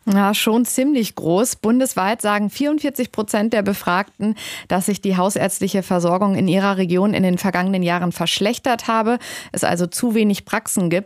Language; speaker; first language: German; native; German